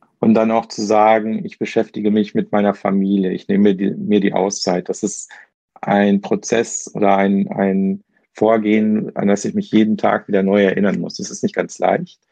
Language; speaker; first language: German; native; German